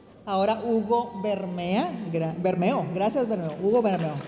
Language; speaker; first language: Spanish; native; Spanish